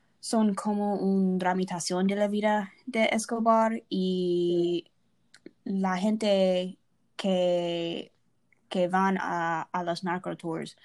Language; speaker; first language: Spanish; non-native, learner; English